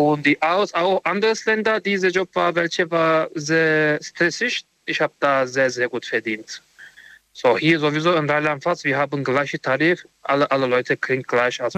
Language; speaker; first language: German; non-native, learner; Romanian